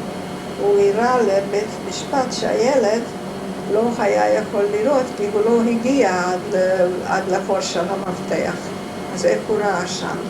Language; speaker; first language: Hebrew; non-native, fluent; Hungarian